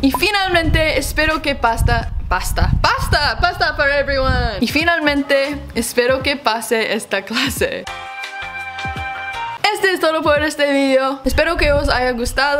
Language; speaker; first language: Spanish; non-native, learner; English